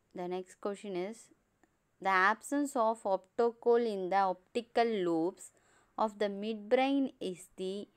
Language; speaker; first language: English; non-native, local second language; Tamil